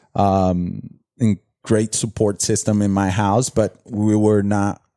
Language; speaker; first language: English; non-native, fluent; Portuguese